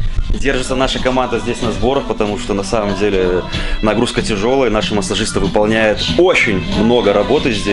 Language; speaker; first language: Russian; native; Russian